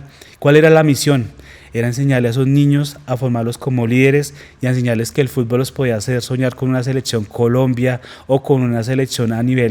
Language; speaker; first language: Spanish; native; Spanish